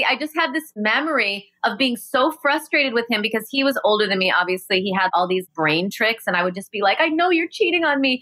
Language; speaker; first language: English; native; English